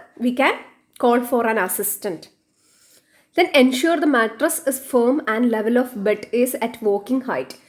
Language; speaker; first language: English; non-native, local second language; Malayalam